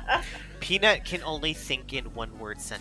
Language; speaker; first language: English; native; English